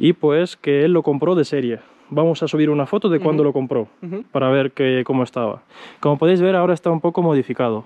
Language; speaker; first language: Spanish; native; Spanish